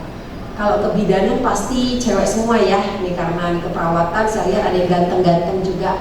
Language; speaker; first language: Indonesian; native; Indonesian